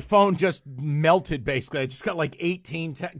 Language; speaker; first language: English; native; English